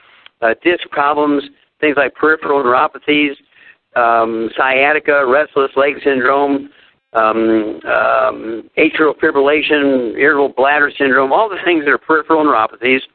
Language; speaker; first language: English; native; English